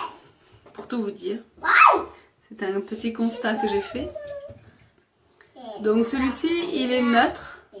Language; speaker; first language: French; native; French